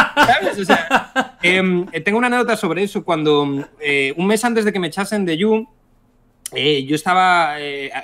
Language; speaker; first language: Spanish; native; Spanish